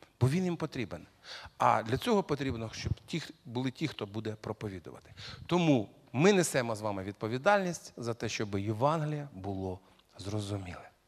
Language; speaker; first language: Ukrainian; non-native, local second language; Russian